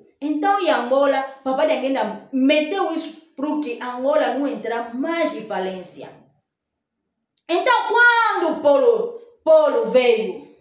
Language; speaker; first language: Portuguese; non-native, fluent; Lingala